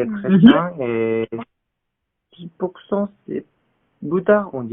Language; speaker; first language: French; non-native, learner; Korean